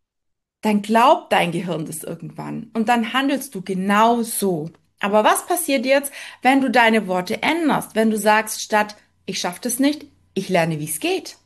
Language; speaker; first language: German; native; German